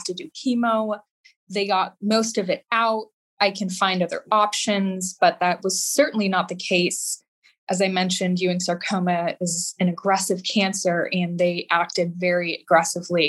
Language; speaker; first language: English; native; English